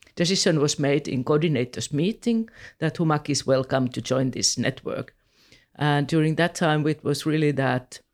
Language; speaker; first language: English; non-native, fluent; Finnish